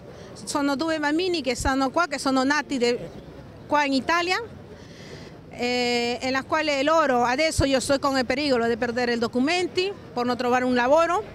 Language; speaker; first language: Italian; non-native, fluent; Spanish